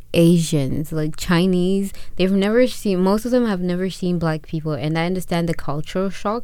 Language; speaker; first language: English; non-native, local second language; Shona